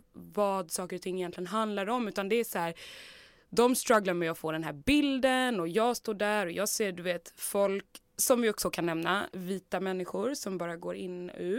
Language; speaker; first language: Swedish; native; Swedish